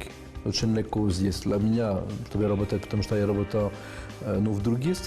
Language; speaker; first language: Russian; non-native, fluent; French